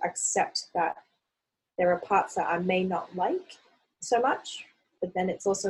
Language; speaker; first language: English; non-native, local second language; Cantonese